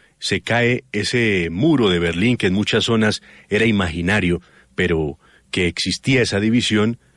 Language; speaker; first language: Spanish; native; Spanish